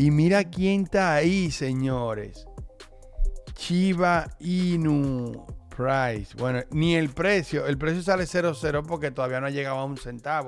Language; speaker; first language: Spanish; native; Spanish